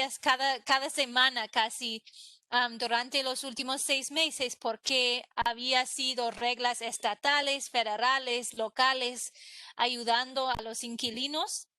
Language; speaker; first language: Spanish; non-native, fluent; English